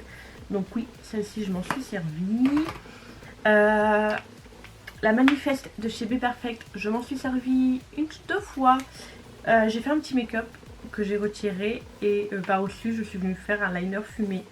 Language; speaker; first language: French; native; French